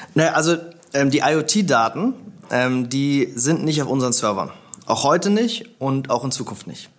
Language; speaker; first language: German; native; German